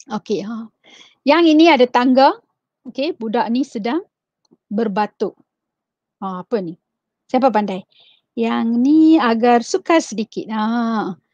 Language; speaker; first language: Malay; non-native, local second language; Tamil